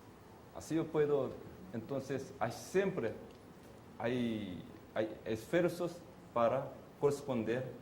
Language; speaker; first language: Spanish; non-native, fluent; Korean